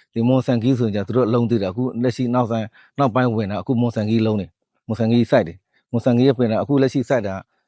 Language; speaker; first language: Burmese; native; Burmese